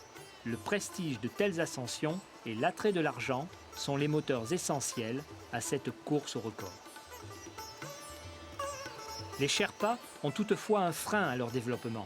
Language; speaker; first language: French; native; French